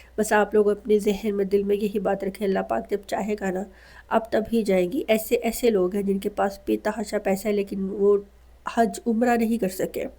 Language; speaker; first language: Urdu; native; Urdu